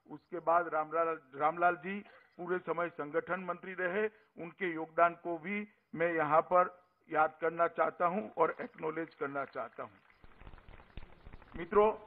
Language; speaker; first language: Hindi; non-native, local second language; Gujarati